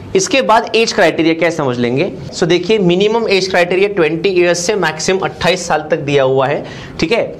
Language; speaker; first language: Hindi; non-native, local second language; Marathi